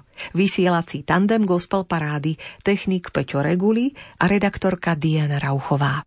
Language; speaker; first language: Slovak; native; Slovak